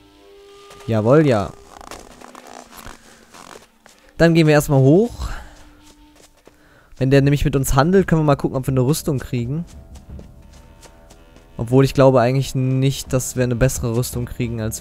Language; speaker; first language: German; native; German